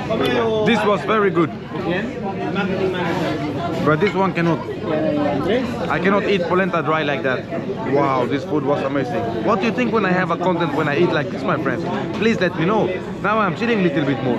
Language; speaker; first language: English; non-native, fluent; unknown